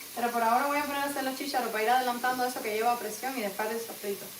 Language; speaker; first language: Spanish; native; Spanish